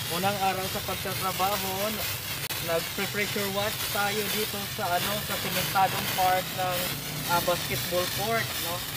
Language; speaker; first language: Filipino; non-native, local second language; Cebuano